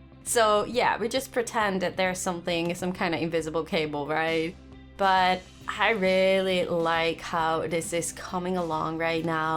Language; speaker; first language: English; non-native, fluent; Dutch